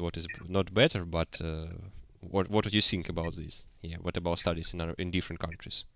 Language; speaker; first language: English; non-native, learner; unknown